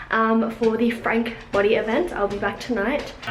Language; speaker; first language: English; native; English